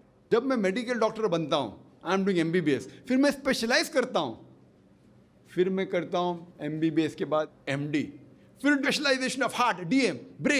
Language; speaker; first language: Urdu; non-native, fluent; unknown